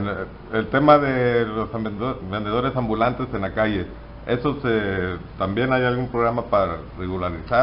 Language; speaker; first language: Spanish; native; Spanish